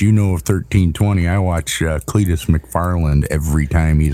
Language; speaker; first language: English; native; English